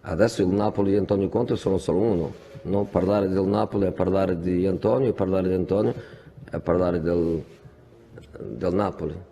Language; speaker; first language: Italian; non-native, fluent; Portuguese